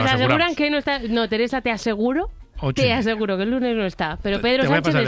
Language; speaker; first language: Spanish; native; Spanish